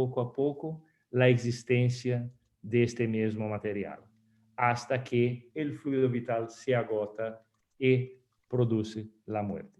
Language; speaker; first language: Spanish; non-native, fluent; Portuguese